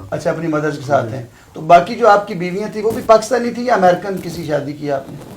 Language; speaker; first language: Urdu; non-native, local second language; Punjabi